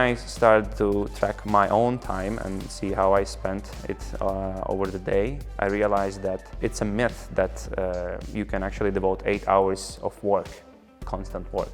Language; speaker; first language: English; non-native, fluent; Latvian